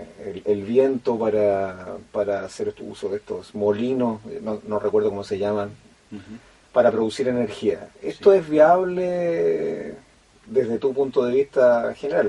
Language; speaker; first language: Spanish; native; Spanish